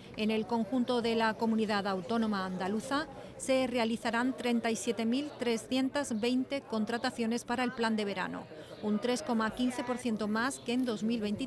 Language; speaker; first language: Spanish; native; Spanish